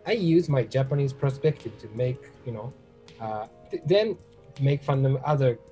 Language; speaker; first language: English; non-native, learner; Japanese